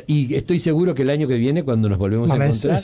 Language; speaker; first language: Spanish; native; Spanish